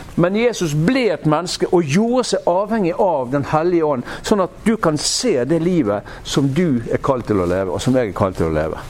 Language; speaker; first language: Norwegian; native; Norwegian